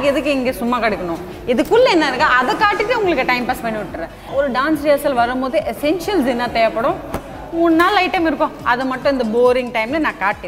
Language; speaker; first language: English; non-native, local second language; Assamese